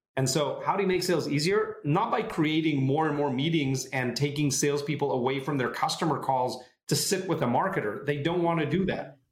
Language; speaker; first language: English; non-native, fluent; Hebrew